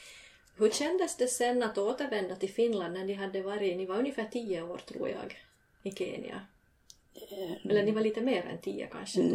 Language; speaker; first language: Swedish; native; Swedish